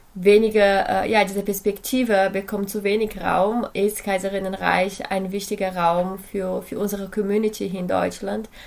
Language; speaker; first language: German; non-native, fluent; Portuguese